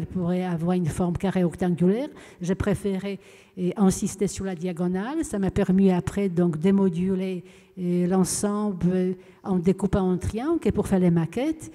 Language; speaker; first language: French; non-native, fluent; Polish